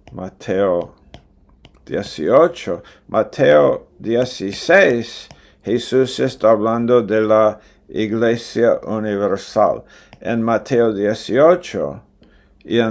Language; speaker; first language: Spanish; non-native, fluent; English